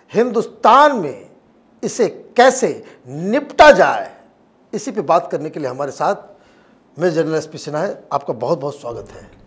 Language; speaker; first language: Hindi; native; Hindi